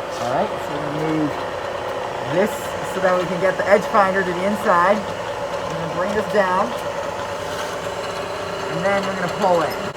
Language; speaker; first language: English; native; English